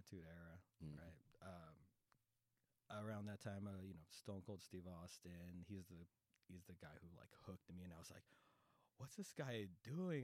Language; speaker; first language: English; native; English